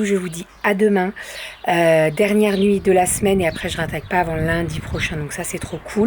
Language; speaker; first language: French; native; French